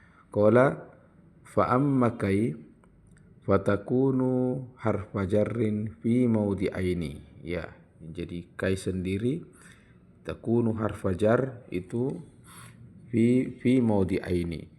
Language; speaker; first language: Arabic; non-native, fluent; Indonesian